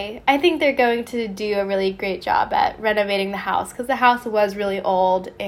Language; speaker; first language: English; native; English